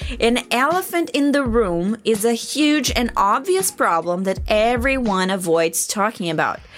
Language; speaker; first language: English; non-native, fluent; Portuguese